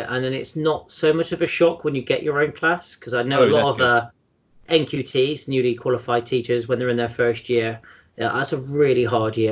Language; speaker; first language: English; native; English